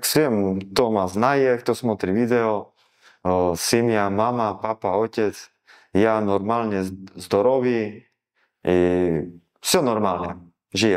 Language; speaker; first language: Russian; non-native, learner; Slovak